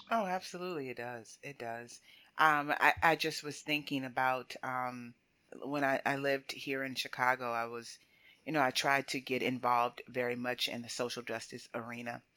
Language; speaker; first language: English; native; English